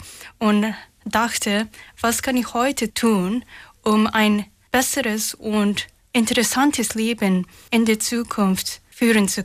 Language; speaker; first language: German; non-native, fluent; Japanese